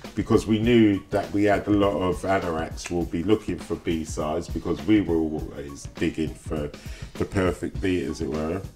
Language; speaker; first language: English; native; English